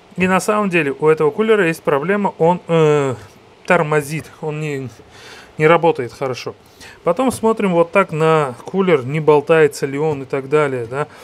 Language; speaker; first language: Russian; non-native, fluent; Georgian